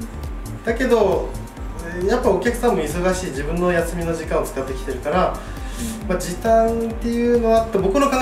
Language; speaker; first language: Japanese; native; Japanese